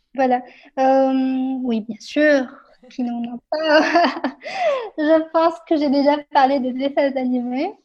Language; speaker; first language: French; non-native, local second language; Arabic